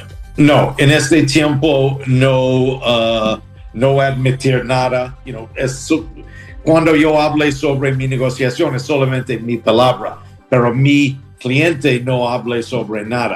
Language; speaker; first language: Spanish; non-native, learner; English